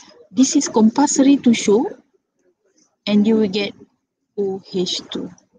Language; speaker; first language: English; non-native, local second language; Malay